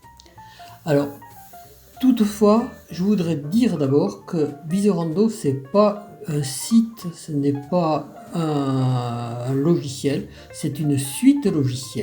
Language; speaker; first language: French; native; French